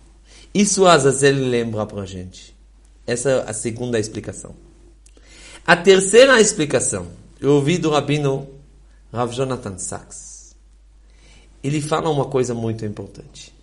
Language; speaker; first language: Portuguese; non-native, fluent; Hebrew